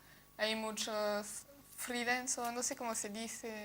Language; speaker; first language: Spanish; non-native, fluent; French